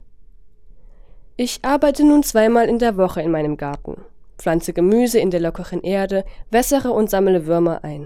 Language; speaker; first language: German; non-native, fluent; Chinese